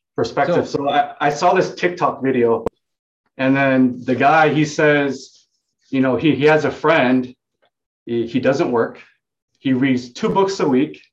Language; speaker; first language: English; non-native, local second language; Vietnamese